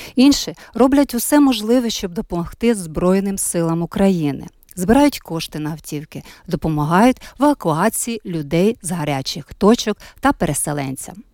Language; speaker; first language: Ukrainian; native; Ukrainian